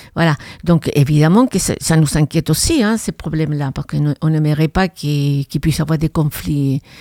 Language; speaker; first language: French; non-native, fluent; Spanish